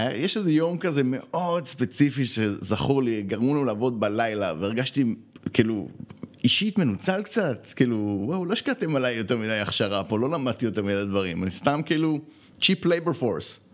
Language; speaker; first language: Hebrew; early bilingual, other home language; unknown